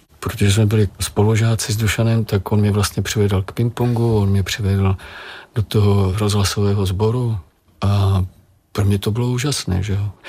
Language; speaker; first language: Czech; native; Czech